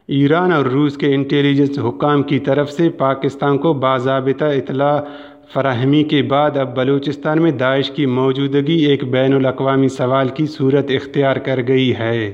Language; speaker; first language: Urdu; non-native, local second language; Baluchi